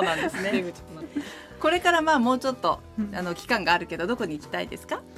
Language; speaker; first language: Japanese; native; Japanese